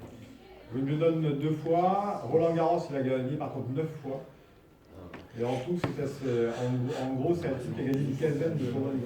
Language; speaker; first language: French; native; French